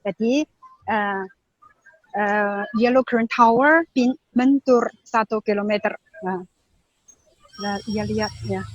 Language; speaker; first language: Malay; non-native, learner; Chinese